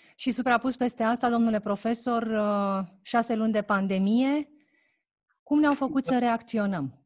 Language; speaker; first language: Romanian; native; Romanian